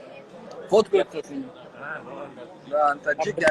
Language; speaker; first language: Russian; non-native, local second language; Tajik